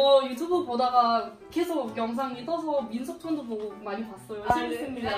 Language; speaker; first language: Korean; non-native, fluent; Thai